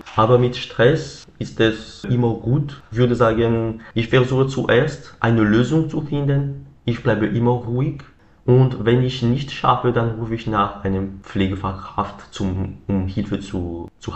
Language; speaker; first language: German; non-native, learner; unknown